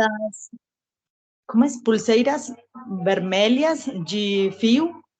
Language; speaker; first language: Portuguese; non-native, learner; Spanish